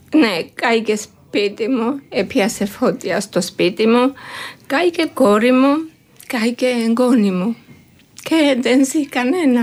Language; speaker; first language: Greek; non-native, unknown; Georgian